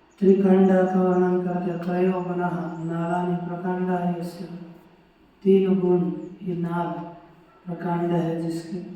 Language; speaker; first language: Hindi; non-native, local second language; Marathi